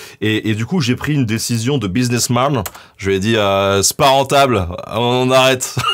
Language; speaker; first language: French; native; French